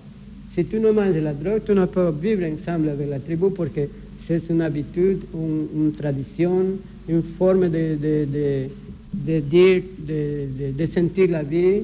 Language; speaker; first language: French; non-native, learner; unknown